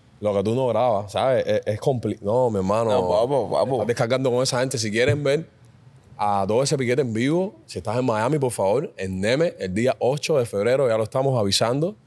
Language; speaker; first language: Spanish; native; Spanish